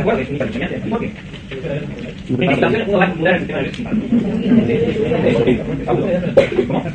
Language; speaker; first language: Spanish; native; Spanish